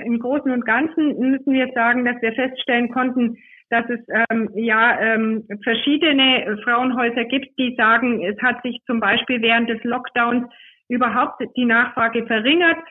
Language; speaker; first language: German; native; German